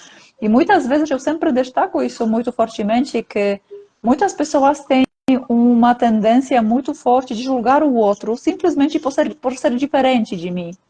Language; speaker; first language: Portuguese; non-native, fluent; Polish